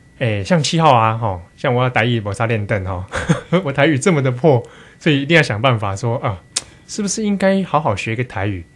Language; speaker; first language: Chinese; native; Chinese